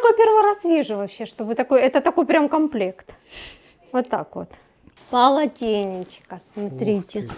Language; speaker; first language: Russian; native; Russian